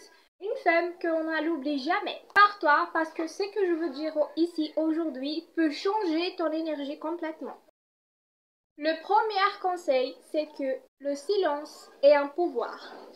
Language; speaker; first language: French; non-native, fluent; Portuguese